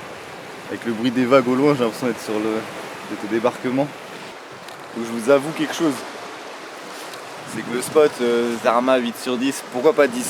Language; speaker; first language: French; native; French